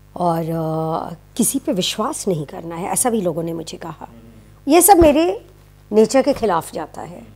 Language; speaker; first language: Hindi; native; Hindi